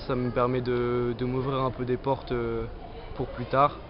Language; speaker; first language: French; native; French